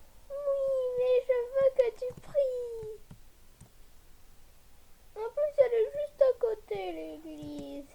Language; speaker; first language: French; native; French